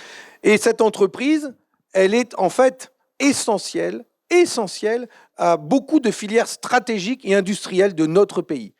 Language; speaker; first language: French; native; French